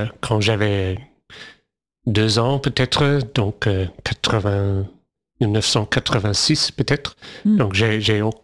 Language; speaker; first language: French; non-native, fluent; English